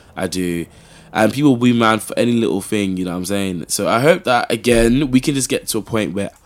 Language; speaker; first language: English; native; English